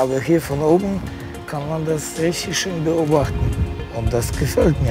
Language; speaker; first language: German; non-native, fluent; Polish